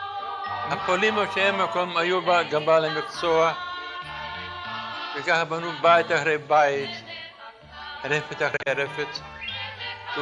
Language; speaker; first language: Hebrew; non-native, fluent; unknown